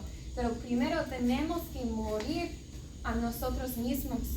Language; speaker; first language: Spanish; non-native, learner; English